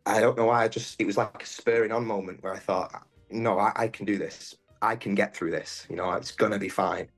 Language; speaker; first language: English; native; English